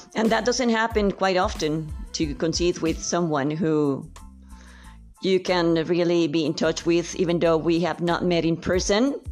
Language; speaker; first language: English; non-native, fluent; Spanish